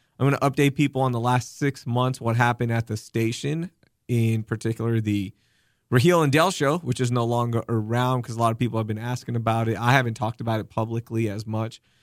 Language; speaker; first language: English; early bilingual, other home language; Urdu